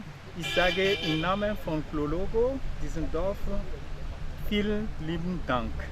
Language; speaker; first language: German; non-native, fluent; Ewe